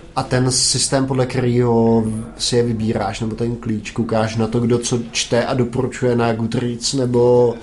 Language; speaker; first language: Czech; native; Czech